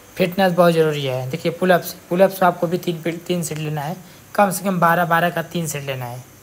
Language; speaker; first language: Hindi; native; Hindi